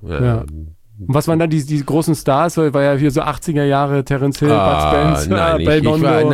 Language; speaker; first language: German; native; German